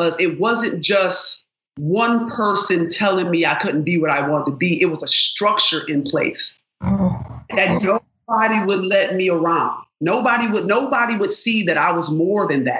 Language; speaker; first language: English; native; English